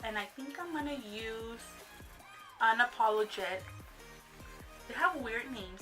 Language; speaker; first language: English; native; English